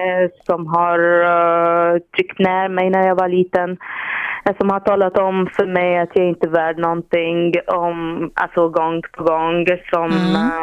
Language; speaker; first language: Swedish; non-native, fluent; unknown